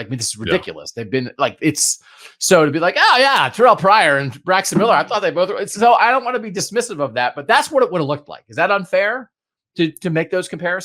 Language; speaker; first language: English; native; English